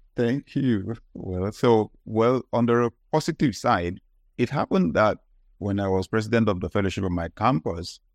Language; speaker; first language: English; non-native, local second language; Yoruba